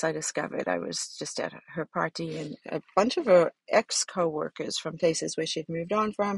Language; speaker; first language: English; native; English